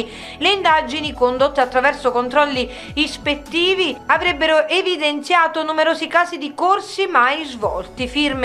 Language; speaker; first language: Italian; native; Italian